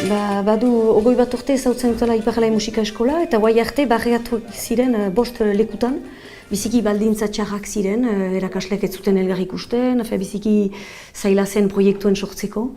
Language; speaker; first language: Basque; native; Basque